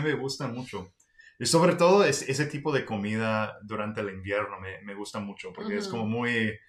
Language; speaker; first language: Spanish; non-native, fluent; English